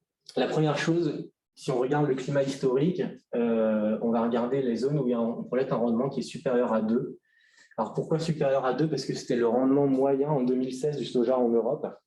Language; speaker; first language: French; native; French